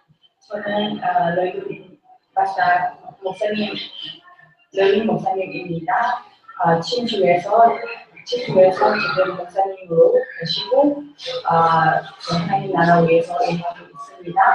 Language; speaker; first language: Korean; non-native, learner; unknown